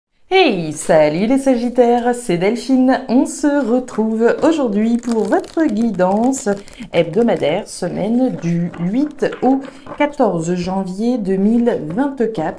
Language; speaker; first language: French; native; French